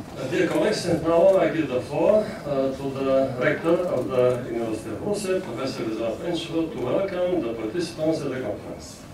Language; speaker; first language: English; non-native, fluent; Bulgarian